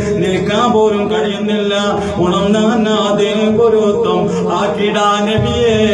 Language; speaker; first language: Malayalam; native; Malayalam